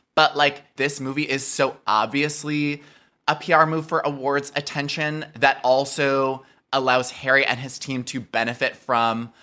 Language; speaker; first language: English; native; English